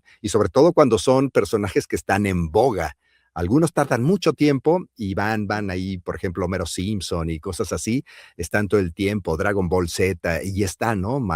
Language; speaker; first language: Spanish; native; Spanish